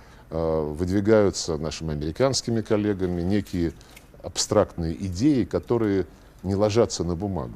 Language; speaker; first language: Russian; native; Russian